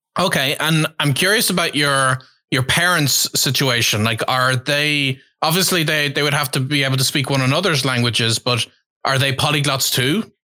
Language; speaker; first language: English; native; English